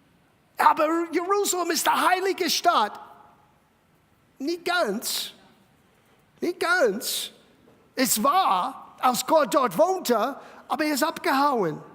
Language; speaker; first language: German; non-native, fluent; English